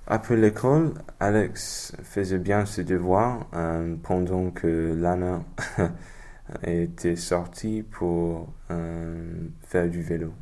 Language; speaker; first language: French; non-native, learner; English